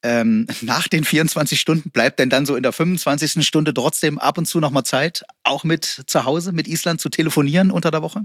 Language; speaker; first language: German; native; German